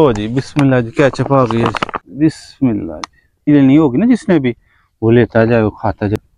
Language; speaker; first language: Urdu; native; Urdu